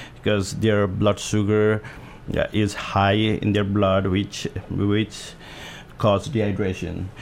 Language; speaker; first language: English; non-native, local second language; Nepali